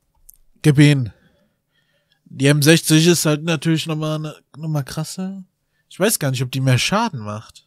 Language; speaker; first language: German; native; German